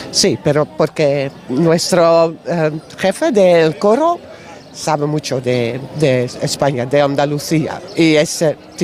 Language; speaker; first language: Spanish; non-native, learner; Dutch